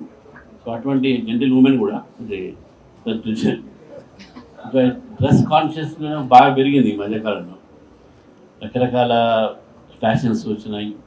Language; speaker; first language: Telugu; native; Telugu